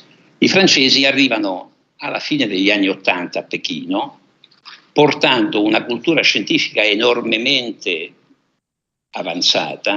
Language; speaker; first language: Italian; native; Italian